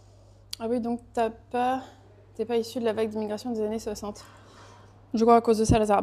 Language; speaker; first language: French; native; French